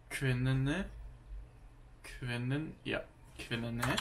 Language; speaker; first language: Norwegian; non-native, learner; English